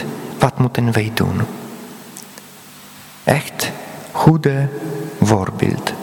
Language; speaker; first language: Dutch; non-native, fluent; Polish